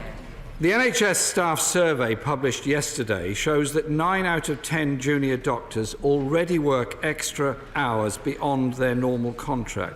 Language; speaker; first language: English; native; English